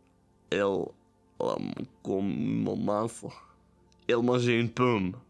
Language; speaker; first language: French; non-native, learner; German